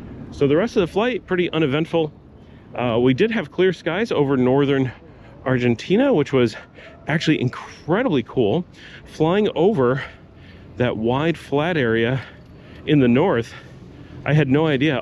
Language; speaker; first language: English; native; English